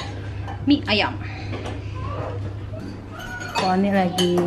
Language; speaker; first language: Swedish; non-native, learner; Indonesian